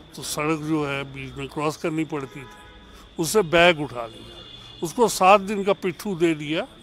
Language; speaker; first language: Hindi; non-native, local second language; Kashmiri